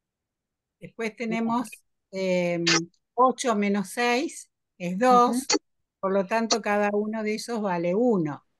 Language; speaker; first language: Spanish; native; Spanish